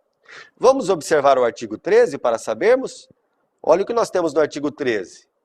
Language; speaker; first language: Portuguese; native; Portuguese